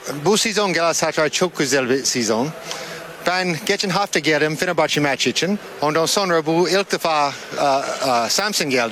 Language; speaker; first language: Turkish; non-native, learner; English